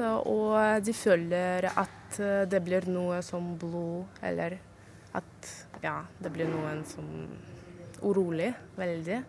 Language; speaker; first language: Norwegian; non-native, fluent; Russian